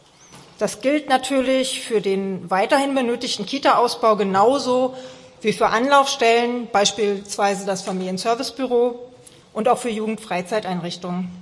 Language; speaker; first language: German; native; German